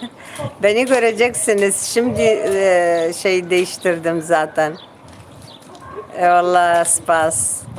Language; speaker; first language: Turkish; non-native, local second language; Kurdish